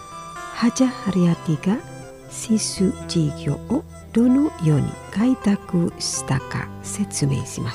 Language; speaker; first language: Japanese; non-native, learner; Indonesian